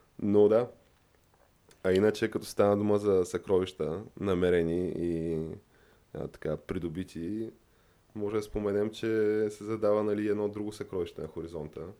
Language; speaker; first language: Bulgarian; native; Bulgarian